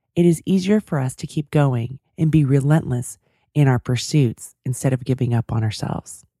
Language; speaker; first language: English; native; English